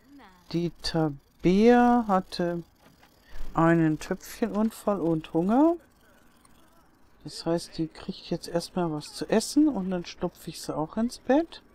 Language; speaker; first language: German; native; German